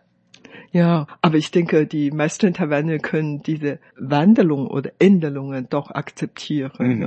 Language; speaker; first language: German; non-native, fluent; Chinese